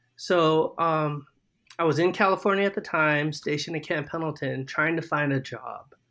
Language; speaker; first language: English; native; English